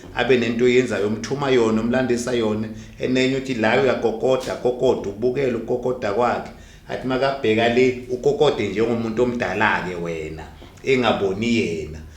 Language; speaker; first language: Zulu; native; Zulu